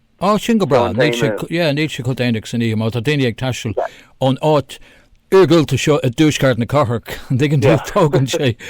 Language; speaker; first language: Irish; non-native, local second language; English